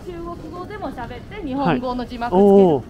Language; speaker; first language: Japanese; non-native, fluent; Chinese